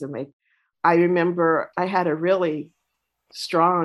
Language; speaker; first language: English; native; English